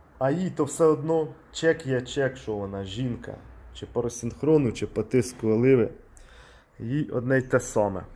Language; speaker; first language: Ukrainian; non-native, local second language; Russian